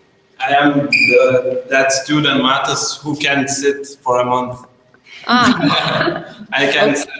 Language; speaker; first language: English; non-native, learner; Lithuanian